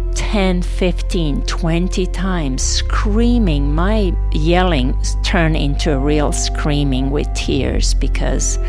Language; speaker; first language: English; non-native, fluent; Serbian